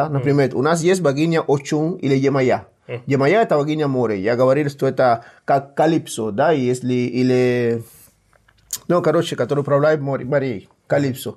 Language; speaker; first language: Russian; non-native, fluent; Spanish